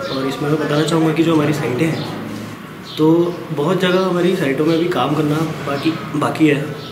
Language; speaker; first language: Hindi; native; Hindi